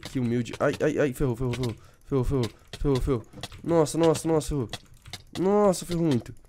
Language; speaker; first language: Portuguese; native; Portuguese